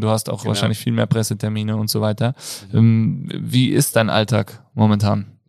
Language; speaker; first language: German; native; German